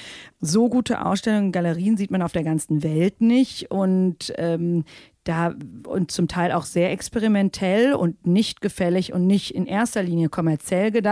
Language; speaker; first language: German; native; German